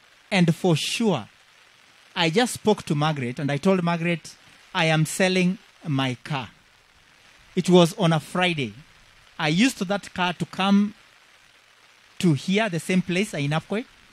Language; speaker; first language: English; non-native, local second language; Kalenjin